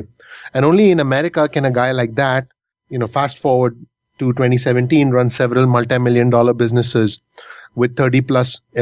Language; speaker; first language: English; non-native, local second language; Hindi